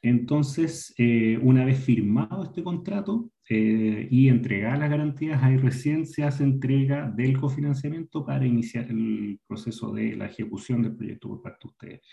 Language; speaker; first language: Spanish; native; Spanish